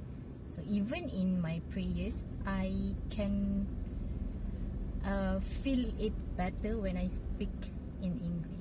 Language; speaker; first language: English; non-native, local second language; Malay